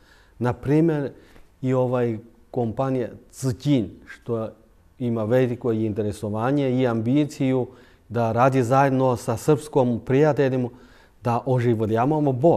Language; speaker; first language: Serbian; non-native, fluent; Chinese